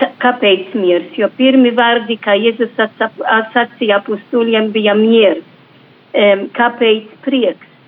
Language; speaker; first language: Latvian; non-native, fluent; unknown